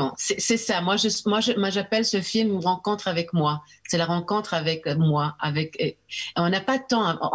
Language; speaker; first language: French; early bilingual, heritage; French